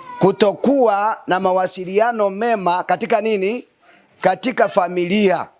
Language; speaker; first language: Swahili; non-native, local second language; Gusii